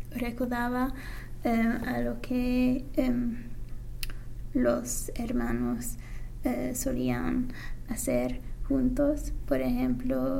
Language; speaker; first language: Spanish; non-native, learner; English